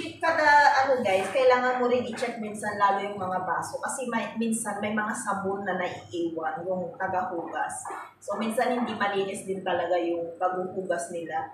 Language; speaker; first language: Filipino; native; Filipino